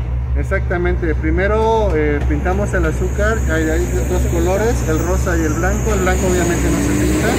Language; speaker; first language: Spanish; native; Spanish